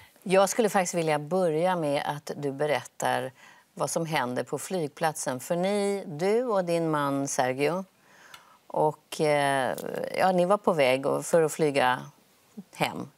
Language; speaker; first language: Swedish; native; Swedish